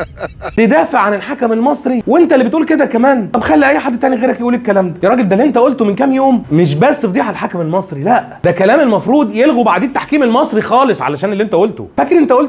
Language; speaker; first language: Arabic; native; Arabic